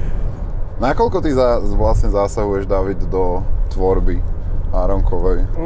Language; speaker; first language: Slovak; native; Slovak